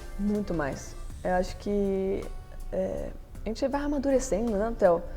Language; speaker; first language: Portuguese; native; Portuguese